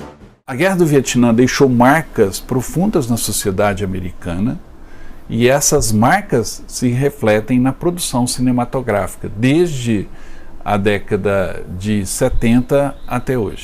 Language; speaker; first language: Portuguese; native; Portuguese